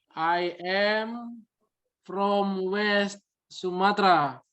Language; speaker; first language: English; non-native, learner; Indonesian